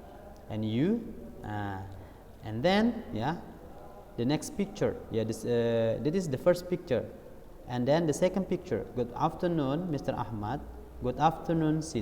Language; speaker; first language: English; non-native, learner; Indonesian